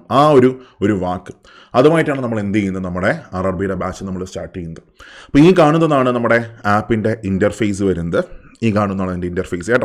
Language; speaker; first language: Malayalam; native; Malayalam